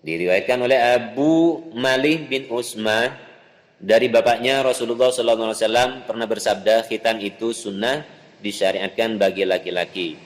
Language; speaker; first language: Indonesian; native; Indonesian